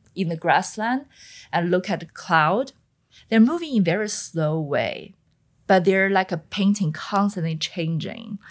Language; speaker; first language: English; non-native, fluent; Chinese